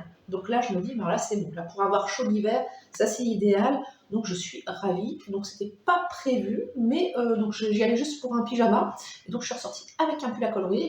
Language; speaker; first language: French; native; French